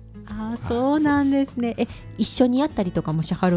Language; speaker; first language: Japanese; native; Japanese